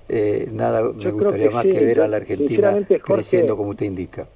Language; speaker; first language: Spanish; native; Spanish